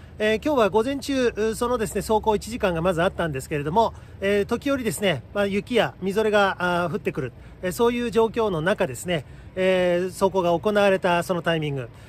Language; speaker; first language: Japanese; native; Japanese